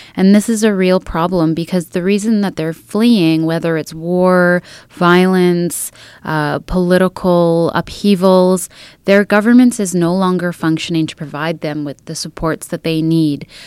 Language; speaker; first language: English; native; English